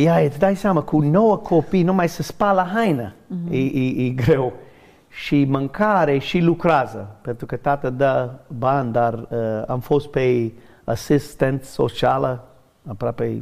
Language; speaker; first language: Romanian; non-native, learner; English